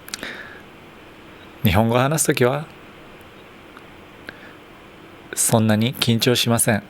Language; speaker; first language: Japanese; native; Japanese